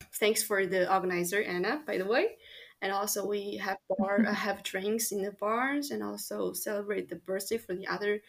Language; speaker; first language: English; non-native, fluent; Chinese